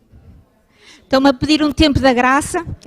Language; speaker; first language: Portuguese; native; Portuguese